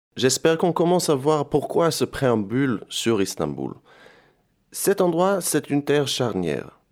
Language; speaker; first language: French; non-native, fluent; Hebrew